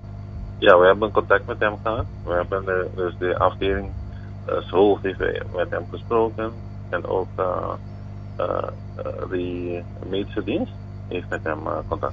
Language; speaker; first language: Dutch; non-native, local second language; Papiamento